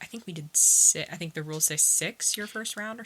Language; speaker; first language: English; native; English